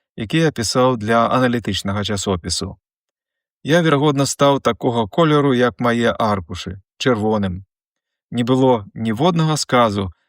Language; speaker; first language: Belarusian; native; Belarusian